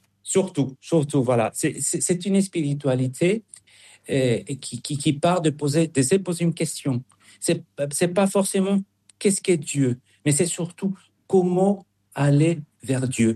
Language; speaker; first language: French; non-native, fluent; Spanish